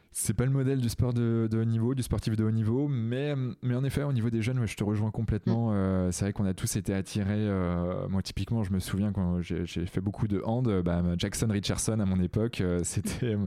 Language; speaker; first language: French; native; French